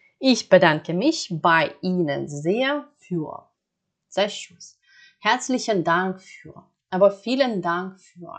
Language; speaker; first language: German; non-native, fluent; Ukrainian